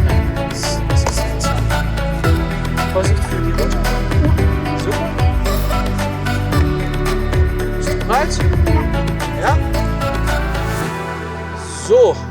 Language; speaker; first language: German; non-native, learner; Dutch